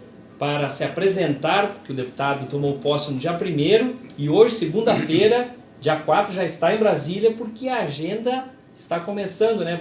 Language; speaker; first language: Portuguese; native; Portuguese